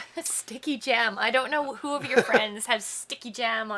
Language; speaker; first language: English; native; English